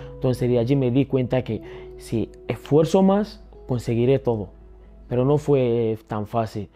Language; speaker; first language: Spanish; early bilingual, other home language; Akan